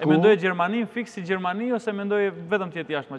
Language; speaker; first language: Albanian; native; Albanian